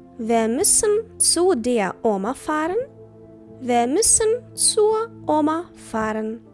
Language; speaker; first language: German; non-native, fluent; Ukrainian